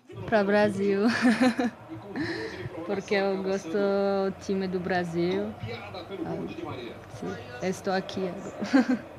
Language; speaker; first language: Portuguese; non-native, learner; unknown